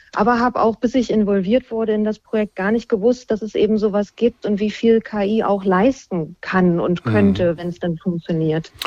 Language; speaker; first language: German; non-native, fluent; Spanish